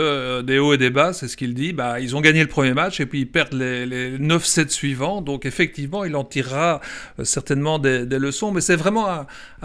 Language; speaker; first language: French; native; French